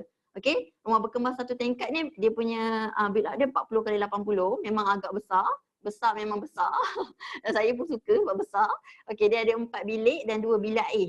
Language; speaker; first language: Malay; native; Malay